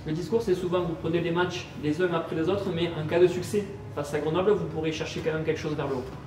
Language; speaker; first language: French; native; French